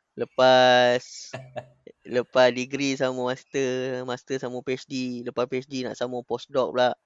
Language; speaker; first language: Malay; native; Malay